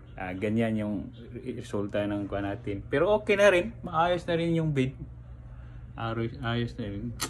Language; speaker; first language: Filipino; non-native, local second language; Cebuano